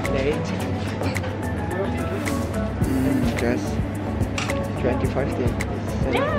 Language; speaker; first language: English; non-native, learner; Turkish